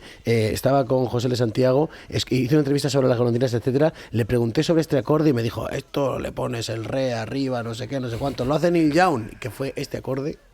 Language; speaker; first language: Spanish; native; Spanish